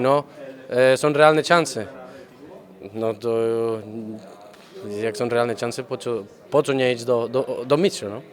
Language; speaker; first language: Polish; non-native, fluent; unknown